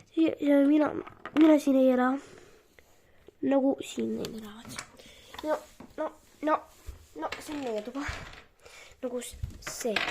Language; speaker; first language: Estonian; non-native, local second language; Russian